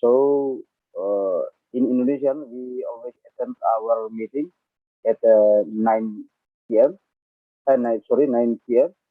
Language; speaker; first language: English; non-native, learner; Indonesian